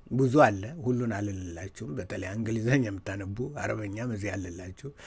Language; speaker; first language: Amharic; native; Amharic